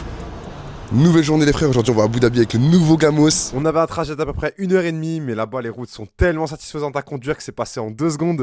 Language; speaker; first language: French; native; French